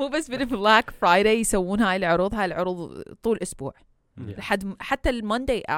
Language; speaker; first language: Arabic; early bilingual, heritage; Arabic